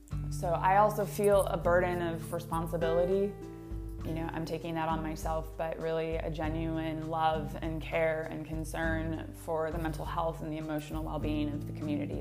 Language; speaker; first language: English; native; English